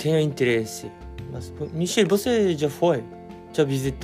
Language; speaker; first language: Portuguese; non-native, learner; Japanese